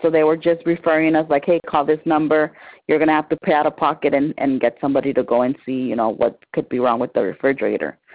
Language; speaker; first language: English; early bilingual, other home language; Spanish